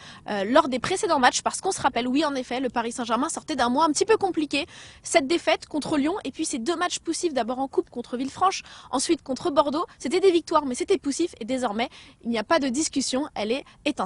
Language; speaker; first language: French; native; French